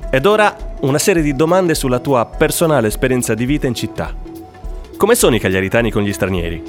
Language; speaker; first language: Italian; native; Italian